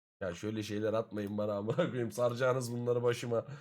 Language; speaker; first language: Turkish; native; Turkish